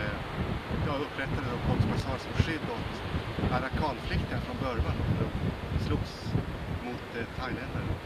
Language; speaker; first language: Swedish; native; Swedish